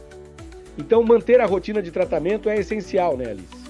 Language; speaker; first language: Portuguese; native; Portuguese